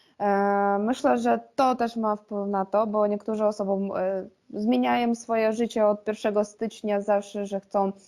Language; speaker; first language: Polish; non-native, fluent; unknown